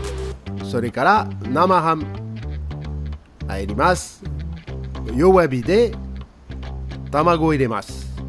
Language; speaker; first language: Japanese; non-native, fluent; French